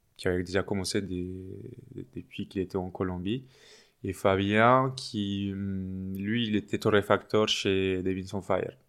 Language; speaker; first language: French; non-native, fluent; Spanish